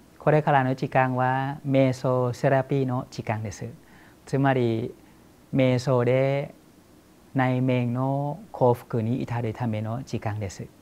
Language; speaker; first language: Japanese; non-native, fluent; Thai